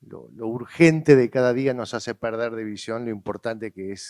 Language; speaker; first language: Spanish; native; Spanish